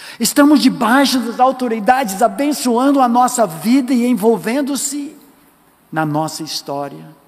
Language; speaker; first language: Portuguese; non-native, fluent; English